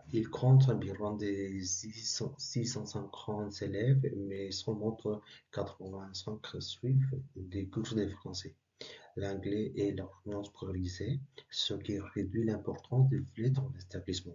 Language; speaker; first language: French; non-native, learner; Spanish